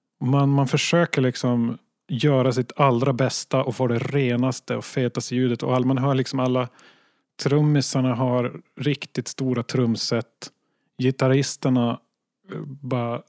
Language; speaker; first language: Swedish; native; Swedish